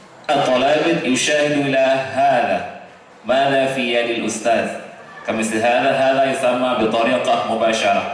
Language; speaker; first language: Arabic; non-native, fluent; Indonesian